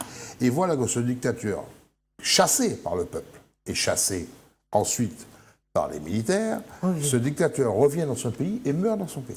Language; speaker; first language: French; native; French